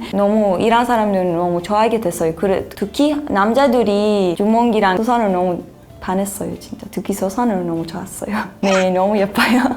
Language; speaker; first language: Korean; non-native, fluent; Persian